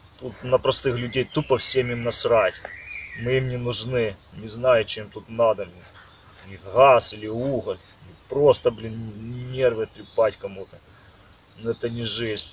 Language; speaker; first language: Russian; native; Russian